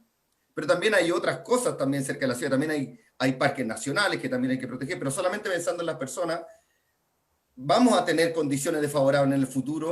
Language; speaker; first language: Spanish; native; Spanish